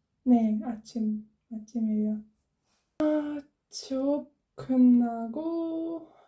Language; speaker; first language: Korean; non-native, learner; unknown